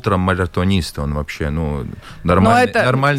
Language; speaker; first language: Russian; non-native, local second language; Latvian